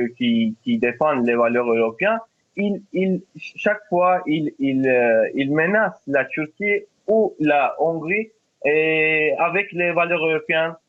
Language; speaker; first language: French; non-native, fluent; Turkish